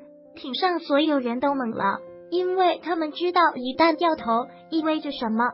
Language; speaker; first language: Chinese; native; Chinese